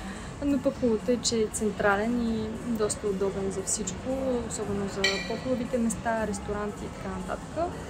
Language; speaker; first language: Bulgarian; native; Bulgarian